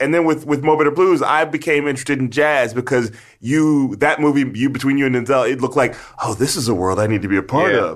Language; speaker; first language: English; native; English